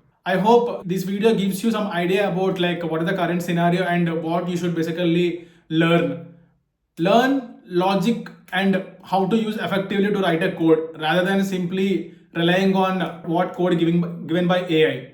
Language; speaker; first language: English; non-native, local second language; Telugu